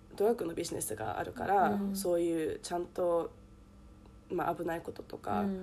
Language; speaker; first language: Japanese; early bilingual, heritage; Japanese